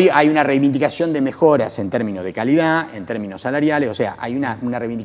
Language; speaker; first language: Spanish; native; Spanish